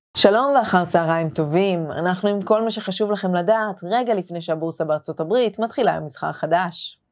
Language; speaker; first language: Hebrew; native; Hebrew